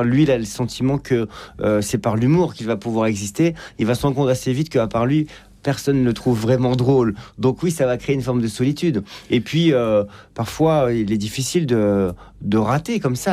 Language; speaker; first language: French; native; French